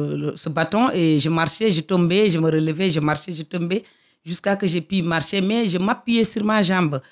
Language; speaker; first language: French; non-native, local second language; Fula